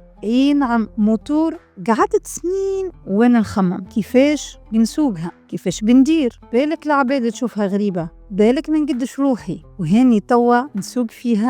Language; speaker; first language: Arabic; native; Arabic